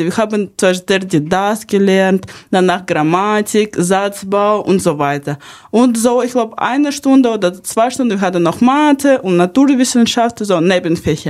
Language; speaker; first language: German; early bilingual, other home language; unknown